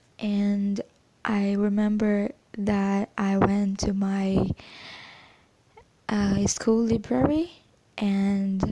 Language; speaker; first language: English; non-native, fluent; Portuguese